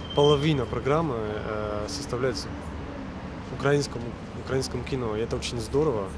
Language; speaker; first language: Russian; non-native, fluent; French